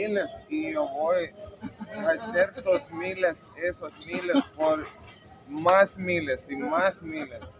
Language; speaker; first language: Spanish; non-native, learner; English